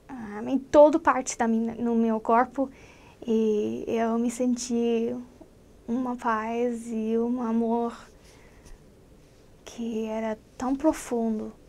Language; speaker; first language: Portuguese; non-native, fluent; English